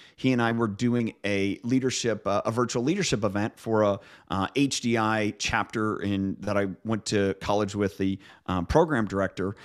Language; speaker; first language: English; native; English